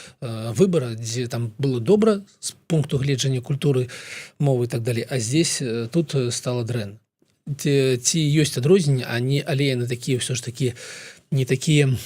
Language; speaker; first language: Belarusian; non-native, local second language; Russian